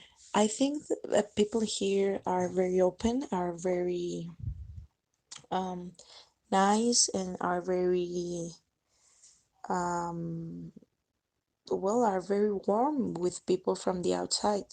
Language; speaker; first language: English; non-native, fluent; Spanish